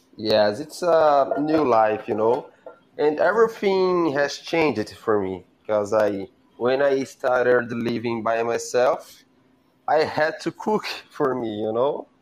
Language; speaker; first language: English; non-native, learner; Portuguese